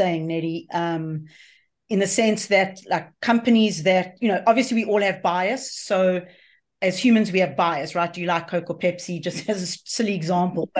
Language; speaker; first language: English; native; English